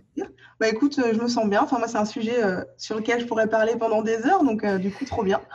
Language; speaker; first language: French; native; French